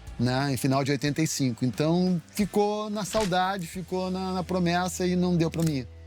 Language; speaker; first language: Portuguese; native; Portuguese